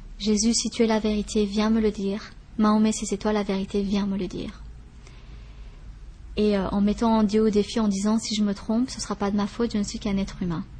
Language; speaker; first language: French; early bilingual, other home language; Persian